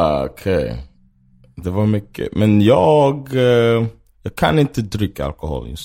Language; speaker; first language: Swedish; non-native, fluent; English